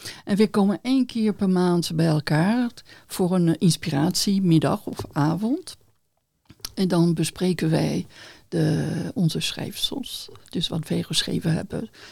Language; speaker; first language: Dutch; non-native, fluent; French